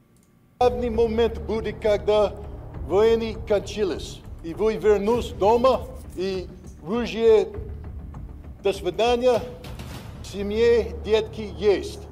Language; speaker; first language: Russian; non-native, learner; English